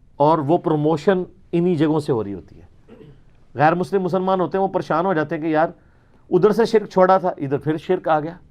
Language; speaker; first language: Urdu; non-native, local second language; Punjabi